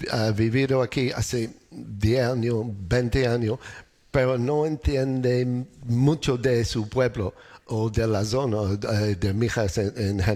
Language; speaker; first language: Spanish; non-native, learner; English